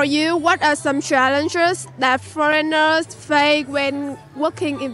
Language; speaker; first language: English; non-native, learner; Vietnamese